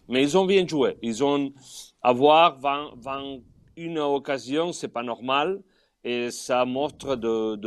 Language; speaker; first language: French; non-native, fluent; Catalan